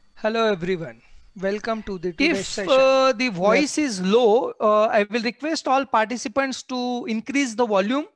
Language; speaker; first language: English; non-native, local second language; Marathi